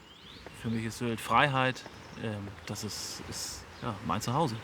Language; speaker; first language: German; native; German